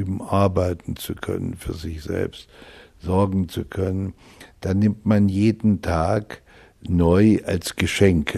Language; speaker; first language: German; native; German